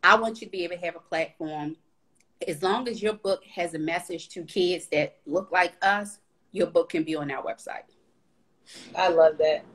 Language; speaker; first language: English; native; English